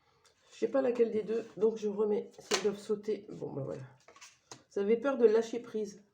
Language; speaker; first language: French; native; French